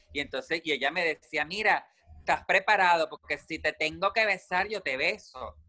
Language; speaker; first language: Spanish; native; Spanish